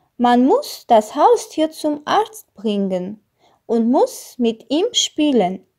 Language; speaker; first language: German; non-native, learner; Armenian